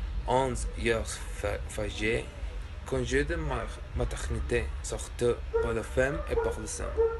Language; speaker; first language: French; non-native, learner; Spanish